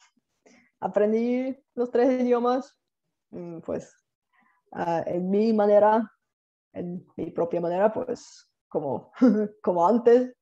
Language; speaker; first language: Spanish; non-native, fluent; Bulgarian